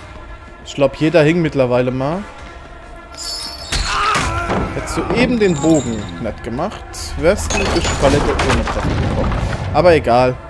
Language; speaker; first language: German; native; German